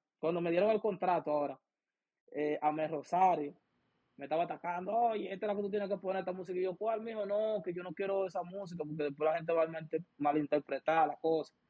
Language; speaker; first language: Spanish; native; Spanish